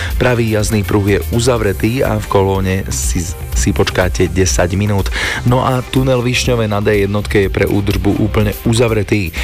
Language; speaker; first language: Slovak; native; Slovak